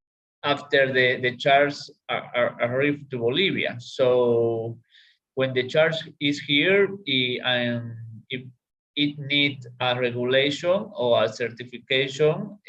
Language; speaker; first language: English; non-native, learner; Spanish